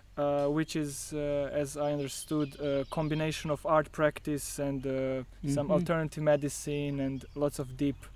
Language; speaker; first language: English; non-native, fluent; Croatian